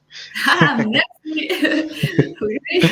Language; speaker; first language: French; non-native, fluent; Spanish